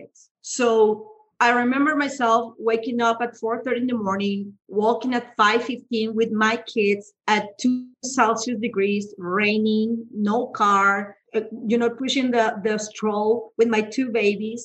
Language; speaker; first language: English; non-native, fluent; Spanish